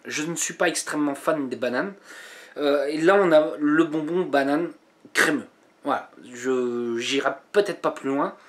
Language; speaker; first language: French; native; French